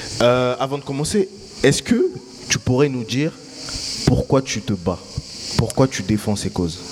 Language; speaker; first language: French; native; French